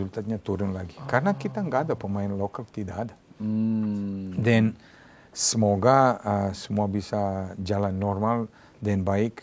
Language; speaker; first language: Indonesian; non-native, fluent; Serbian